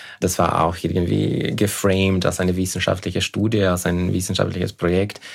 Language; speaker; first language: German; non-native, fluent; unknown